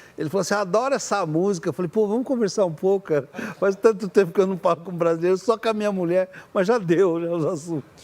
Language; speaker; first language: Portuguese; native; Portuguese